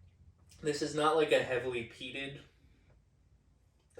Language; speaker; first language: English; native; English